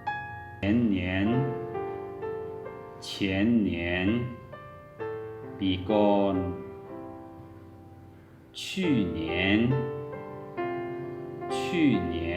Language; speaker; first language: Chinese; non-native, fluent; Lao